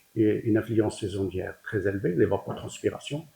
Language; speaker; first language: French; non-native, local second language; Arabic